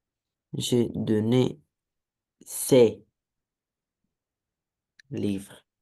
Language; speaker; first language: French; non-native, learner; Romanian